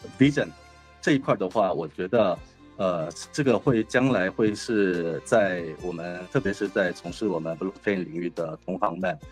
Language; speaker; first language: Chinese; non-native, fluent; Korean